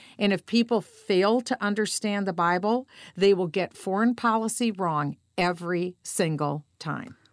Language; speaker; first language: English; native; English